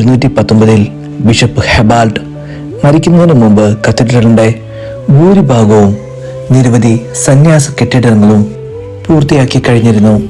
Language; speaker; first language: Malayalam; native; Malayalam